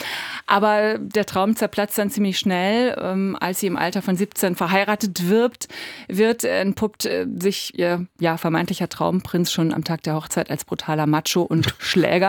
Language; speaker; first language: German; native; German